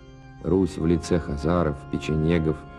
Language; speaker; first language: Russian; native; Russian